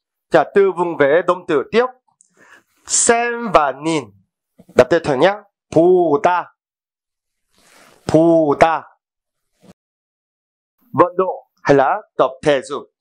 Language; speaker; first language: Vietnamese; non-native, fluent; Korean